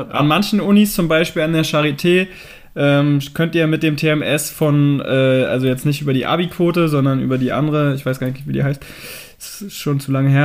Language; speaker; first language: German; native; German